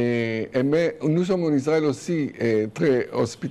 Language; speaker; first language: French; non-native, fluent; Hebrew